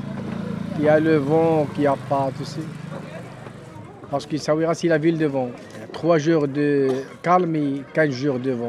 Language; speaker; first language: French; non-native, learner; Arabic